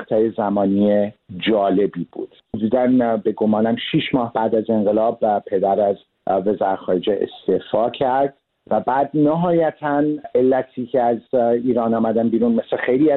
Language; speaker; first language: Persian; early bilingual, heritage; Persian